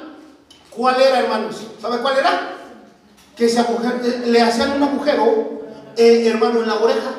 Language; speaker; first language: Spanish; native; Spanish